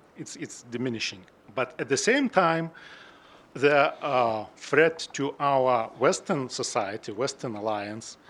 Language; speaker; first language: English; non-native, fluent; Lithuanian